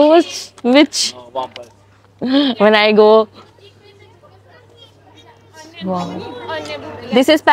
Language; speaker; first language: English; non-native, learner; Hindi